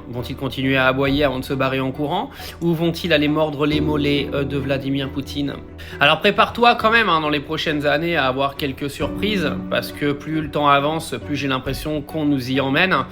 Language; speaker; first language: French; native; French